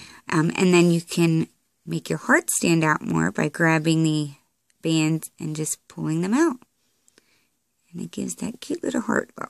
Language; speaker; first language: English; native; English